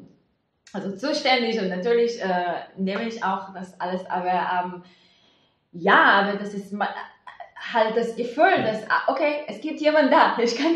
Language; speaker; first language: German; non-native, fluent; Hebrew